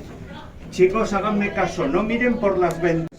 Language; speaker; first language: Spanish; native; Spanish